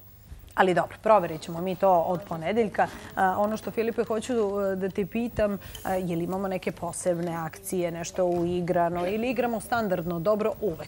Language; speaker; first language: Serbian; native; Serbian